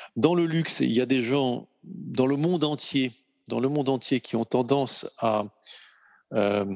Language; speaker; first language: French; non-native, fluent; Ukrainian